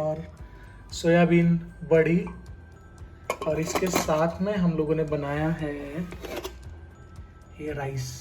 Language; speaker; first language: Hindi; native; Hindi